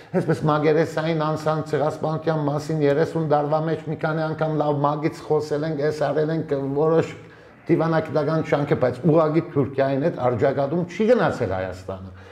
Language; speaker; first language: Armenian; early bilingual, heritage; Armenian